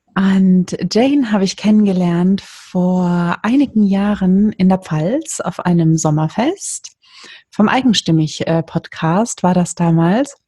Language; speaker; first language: German; native; German